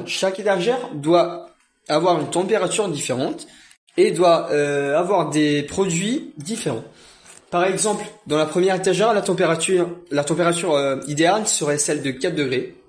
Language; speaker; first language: French; non-native, fluent; Italian